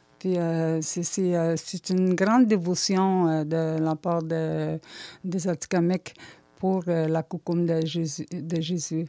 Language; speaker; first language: French; non-native, local second language; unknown